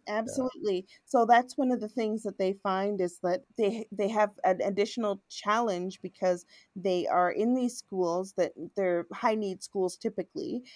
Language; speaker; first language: English; native; English